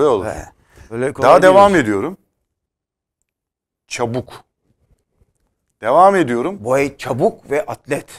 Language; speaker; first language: Turkish; native; Turkish